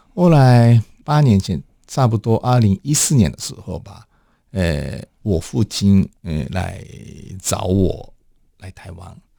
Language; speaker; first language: Chinese; non-native, fluent; Japanese